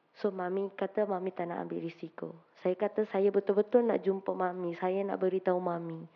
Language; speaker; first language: Malay; non-native, local second language; Tamil